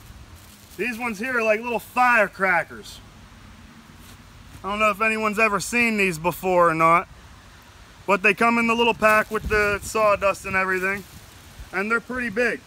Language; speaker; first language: English; native; English